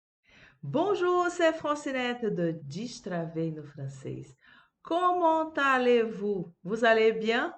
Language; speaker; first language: French; non-native, fluent; Portuguese